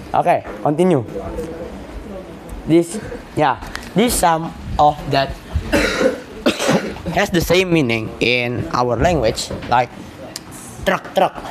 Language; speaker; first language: English; non-native, learner; Indonesian